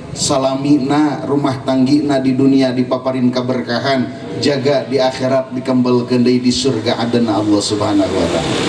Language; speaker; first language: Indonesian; non-native, local second language; Sundanese